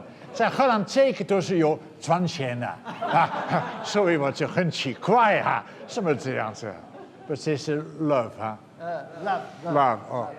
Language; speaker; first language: Chinese; non-native, fluent; Dutch